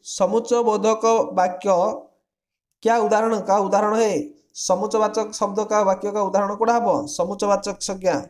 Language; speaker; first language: Hindi; non-native, local second language; Odia